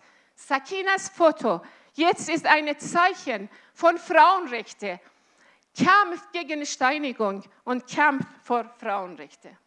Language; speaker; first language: German; non-native, fluent; Azerbaijani